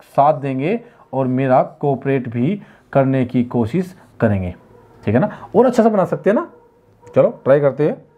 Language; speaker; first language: Hindi; native; Hindi